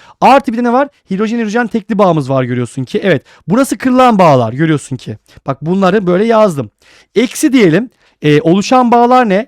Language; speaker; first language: Turkish; native; Turkish